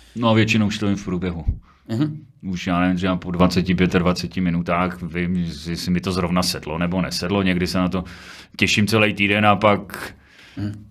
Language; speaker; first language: Czech; native; Czech